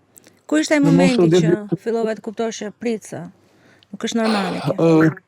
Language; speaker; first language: Albanian; native; Albanian